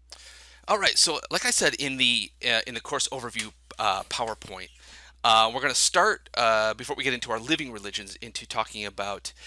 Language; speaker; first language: English; native; English